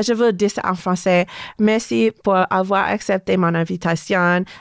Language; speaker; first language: French; non-native, learner; English